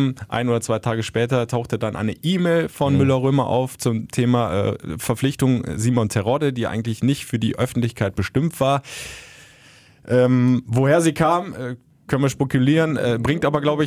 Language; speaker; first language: German; native; German